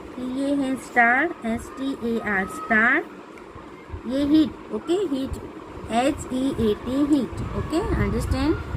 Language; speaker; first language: Hindi; non-native, local second language; Gujarati